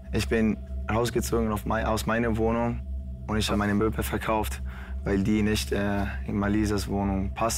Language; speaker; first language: German; non-native, fluent; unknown